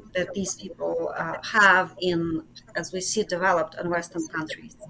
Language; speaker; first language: English; non-native, fluent; Ukrainian